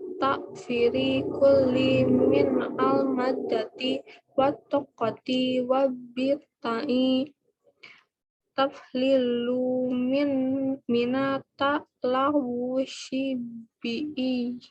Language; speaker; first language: Arabic; non-native, learner; Indonesian